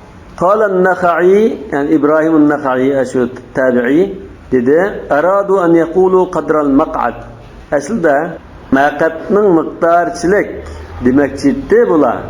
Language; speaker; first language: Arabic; non-native, fluent; Uzbek